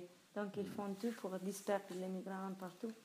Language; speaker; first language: French; non-native, fluent; Italian